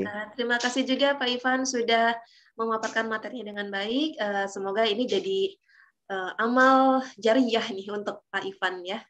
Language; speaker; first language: Indonesian; native; Indonesian